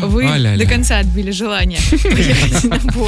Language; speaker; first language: Russian; native; Russian